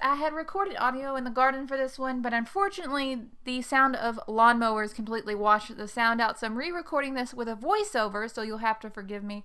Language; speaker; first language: English; native; English